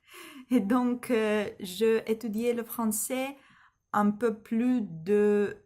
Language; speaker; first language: French; non-native, learner; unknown